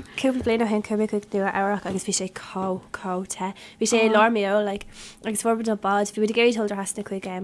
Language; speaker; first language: Irish; non-native, local second language; English